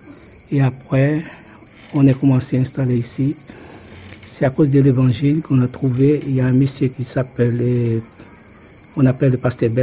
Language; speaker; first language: French; non-native, local second language; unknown